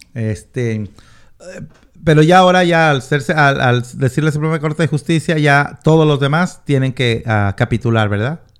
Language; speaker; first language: Spanish; native; Spanish